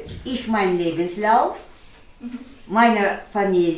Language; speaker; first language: German; non-native, fluent; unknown